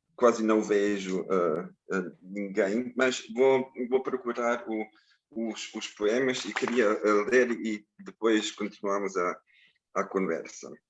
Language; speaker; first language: Portuguese; non-native, fluent; Croatian